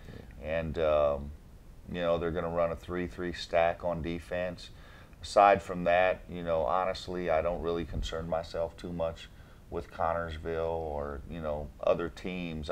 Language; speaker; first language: English; native; English